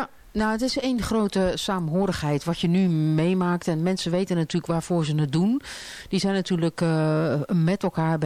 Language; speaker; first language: Dutch; native; Dutch